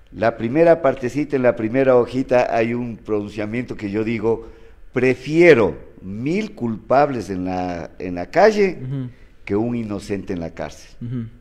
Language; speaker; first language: Spanish; native; Spanish